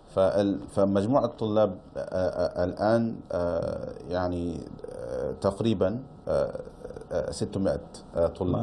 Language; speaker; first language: Arabic; non-native, fluent; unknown